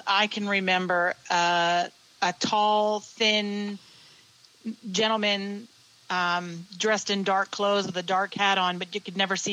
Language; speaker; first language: English; native; English